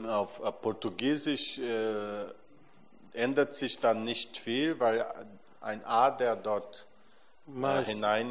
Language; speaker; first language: German; non-native, fluent; Portuguese